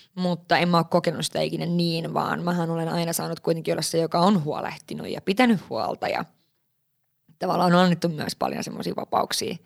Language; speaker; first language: Finnish; early bilingual, heritage; Finnish